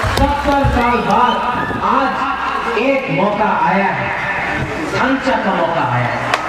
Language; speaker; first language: Hindi; non-native, local second language; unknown